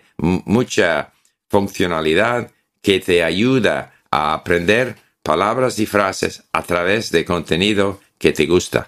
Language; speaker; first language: Spanish; non-native, fluent; English